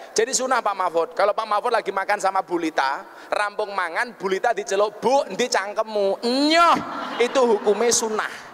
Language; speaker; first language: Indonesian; non-native, local second language; Javanese